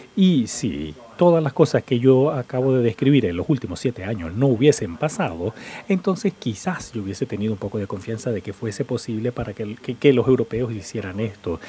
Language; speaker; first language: Spanish; non-native, fluent; English